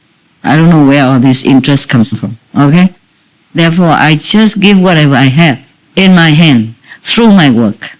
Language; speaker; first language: English; non-native, fluent; Vietnamese